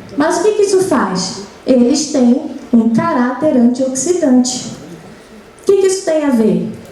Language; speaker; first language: Portuguese; native; Portuguese